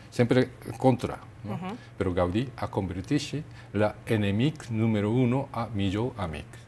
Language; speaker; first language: Catalan; non-native, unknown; Japanese